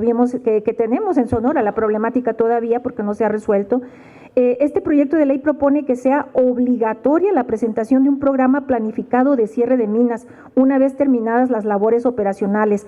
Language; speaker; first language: Spanish; native; Spanish